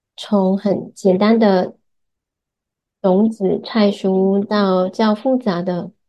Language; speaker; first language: Chinese; non-native, learner; English